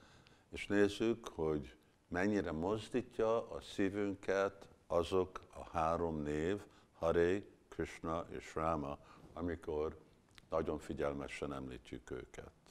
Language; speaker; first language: Hungarian; early bilingual, heritage; Hungarian